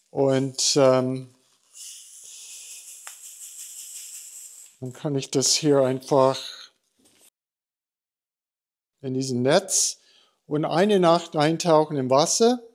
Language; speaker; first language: German; non-native, fluent; English